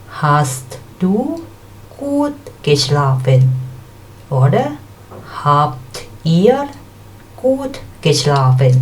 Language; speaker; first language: German; non-native, fluent; Thai